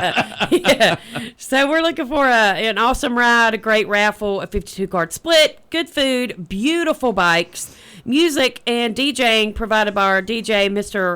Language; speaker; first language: English; native; English